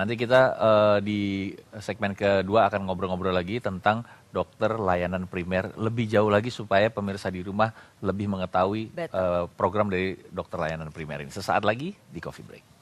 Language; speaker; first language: Indonesian; native; Indonesian